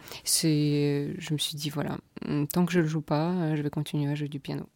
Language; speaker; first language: French; non-native, fluent; Russian